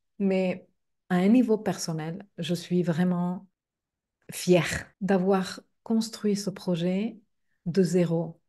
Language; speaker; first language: French; non-native, fluent; Spanish